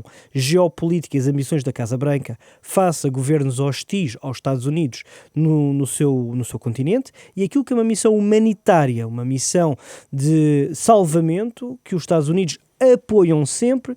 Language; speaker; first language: Portuguese; native; Portuguese